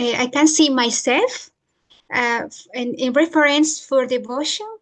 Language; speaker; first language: English; non-native, learner; Spanish